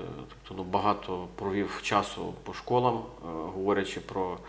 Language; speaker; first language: Ukrainian; native; Ukrainian